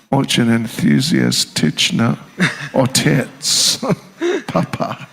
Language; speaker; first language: Russian; non-native, learner; English